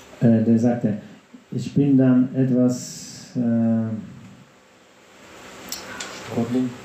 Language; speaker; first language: German; non-native, fluent; Russian